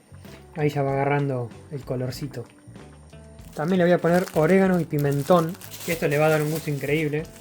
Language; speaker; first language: Spanish; native; Spanish